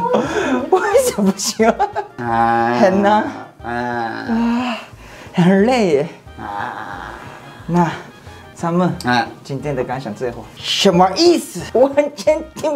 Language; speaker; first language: Chinese; non-native, learner; Japanese